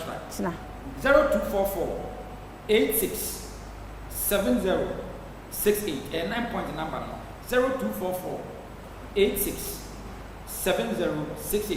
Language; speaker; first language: English; non-native, local second language; Akan